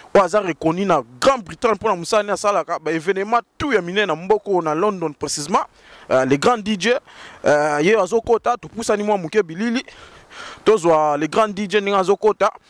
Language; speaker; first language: French; non-native, local second language; Lingala